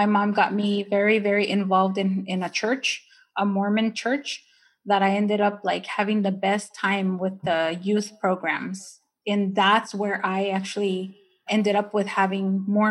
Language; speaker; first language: English; early bilingual, other home language; Spanish